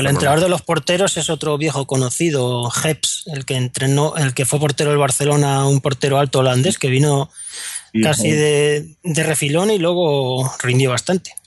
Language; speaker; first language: Spanish; native; Spanish